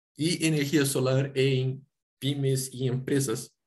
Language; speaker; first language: Spanish; non-native, fluent; Portuguese